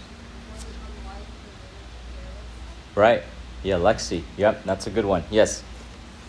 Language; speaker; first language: English; non-native, local second language; Filipino